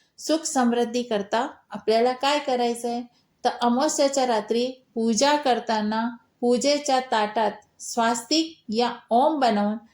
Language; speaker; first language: Marathi; non-native, local second language; Hindi